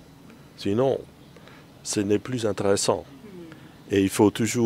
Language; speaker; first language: French; non-native, fluent; Dutch